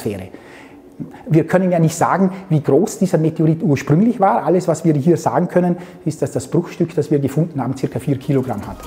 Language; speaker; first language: German; native; German